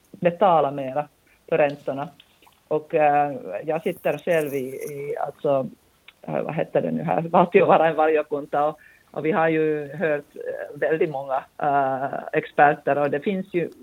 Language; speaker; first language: Swedish; non-native, local second language; Finnish